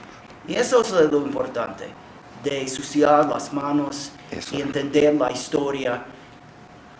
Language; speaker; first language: Spanish; non-native, fluent; English